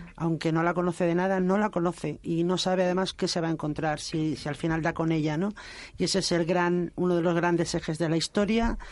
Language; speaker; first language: Spanish; native; Spanish